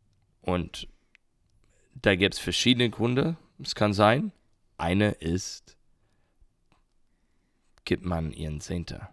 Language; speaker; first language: German; non-native, learner; English